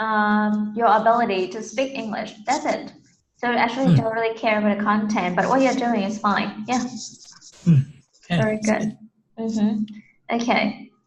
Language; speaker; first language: English; non-native, fluent; Vietnamese